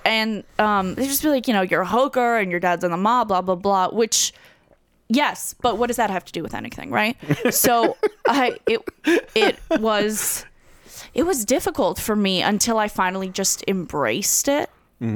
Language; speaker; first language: English; early bilingual, other home language; Russian